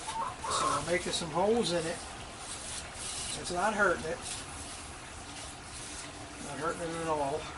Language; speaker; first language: English; native; English